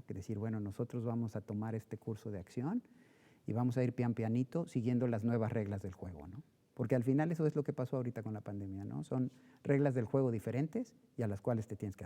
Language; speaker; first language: Spanish; native; Spanish